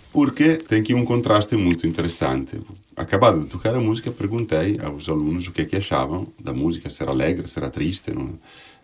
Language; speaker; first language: Portuguese; non-native, fluent; Italian